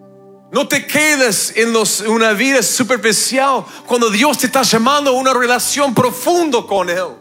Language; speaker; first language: Spanish; non-native, fluent; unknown